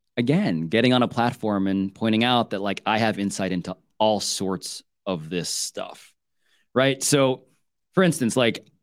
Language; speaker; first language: English; early bilingual, other home language; Filipino